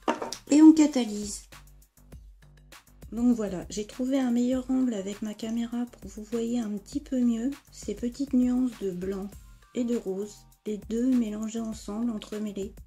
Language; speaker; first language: French; native; French